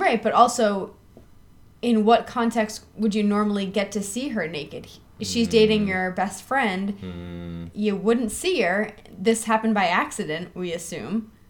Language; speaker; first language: English; native; English